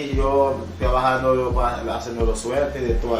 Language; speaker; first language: Spanish; non-native, learner; Haitian Creole